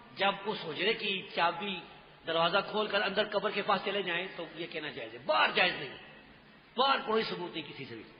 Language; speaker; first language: Urdu; non-native, local second language; Pashto